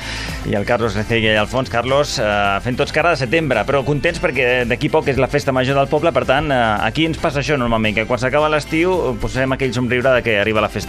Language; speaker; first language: Catalan; native; Catalan